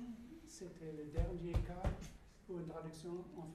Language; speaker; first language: French; non-native, fluent; German